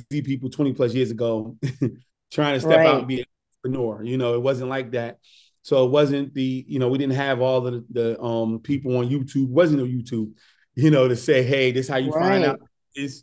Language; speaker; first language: English; native; English